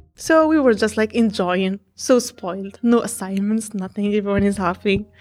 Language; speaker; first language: English; non-native, fluent; Arabic